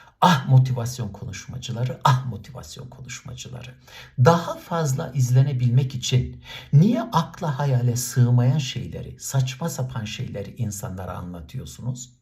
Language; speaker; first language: Turkish; native; Turkish